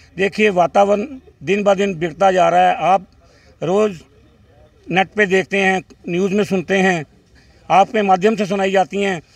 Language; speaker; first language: Hindi; non-native, local second language; Punjabi